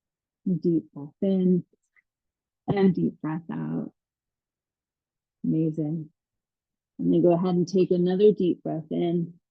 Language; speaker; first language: English; native; English